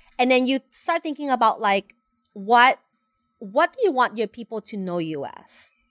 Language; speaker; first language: English; non-native, fluent; Spanish